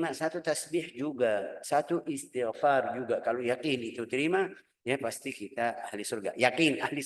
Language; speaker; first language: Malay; non-native, fluent; Arabic